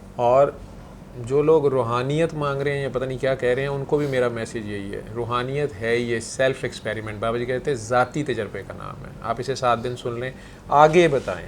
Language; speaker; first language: Urdu; non-native, local second language; Punjabi